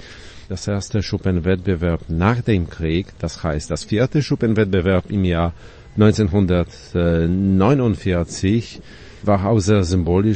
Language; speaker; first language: German; non-native, fluent; Polish